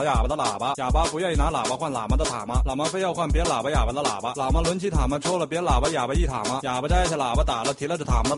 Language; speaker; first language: Chinese; native; Chinese